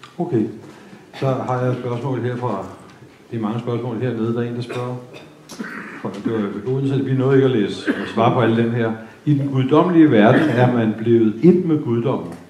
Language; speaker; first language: Danish; native; Danish